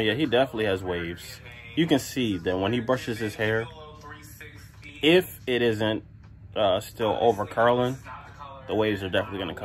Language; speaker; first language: English; native; English